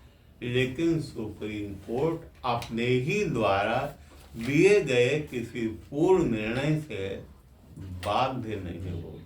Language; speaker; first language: Hindi; native; Hindi